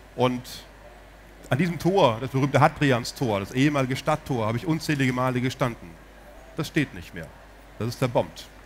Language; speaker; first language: German; native; German